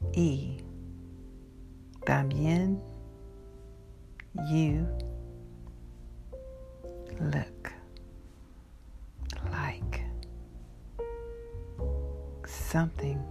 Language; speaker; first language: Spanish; non-native, learner; English